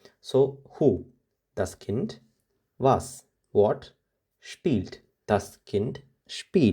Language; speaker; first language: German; non-native, fluent; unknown